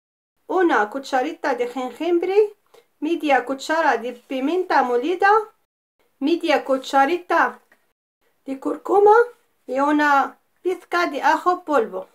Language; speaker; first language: Spanish; non-native, fluent; Arabic